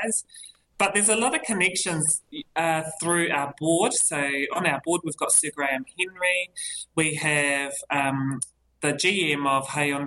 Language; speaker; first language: English; native; English